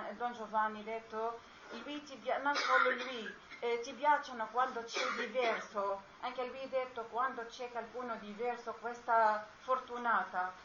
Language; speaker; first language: Italian; non-native, learner; Arabic